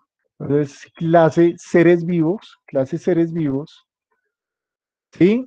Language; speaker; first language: Spanish; native; Spanish